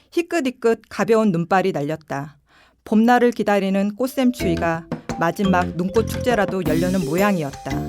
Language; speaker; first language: Korean; native; Korean